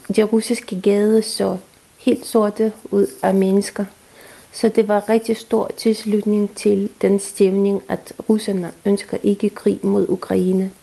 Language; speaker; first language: Danish; non-native, fluent; Russian